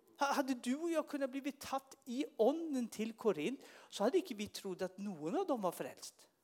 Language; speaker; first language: Swedish; native; Swedish